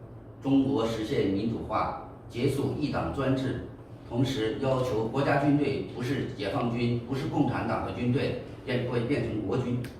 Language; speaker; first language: Chinese; native; Chinese